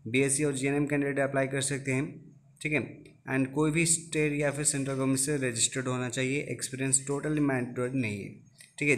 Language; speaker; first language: Hindi; non-native, local second language; Odia